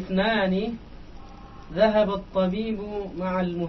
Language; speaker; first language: Arabic; non-native, learner; Indonesian